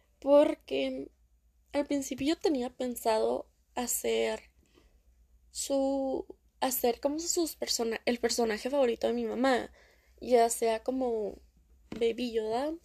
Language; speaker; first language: Spanish; early bilingual, heritage; Spanish